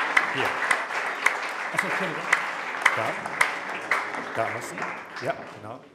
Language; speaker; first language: German; native; German